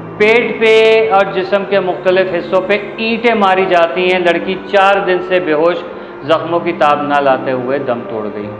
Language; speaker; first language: Urdu; native; Urdu